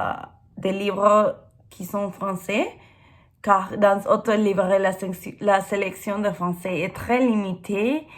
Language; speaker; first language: French; non-native, learner; English